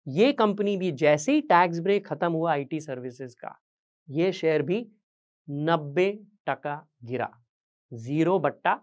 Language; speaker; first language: Hindi; native; Hindi